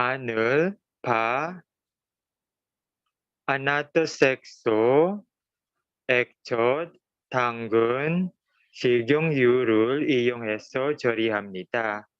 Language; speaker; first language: Korean; non-native, learner; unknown